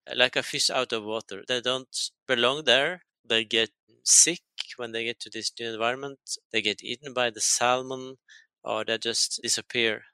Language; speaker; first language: English; non-native, fluent; Norwegian